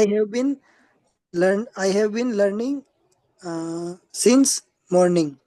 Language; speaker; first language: English; non-native, learner; Hindi